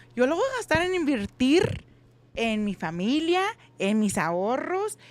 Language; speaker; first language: Spanish; early bilingual, heritage; Spanish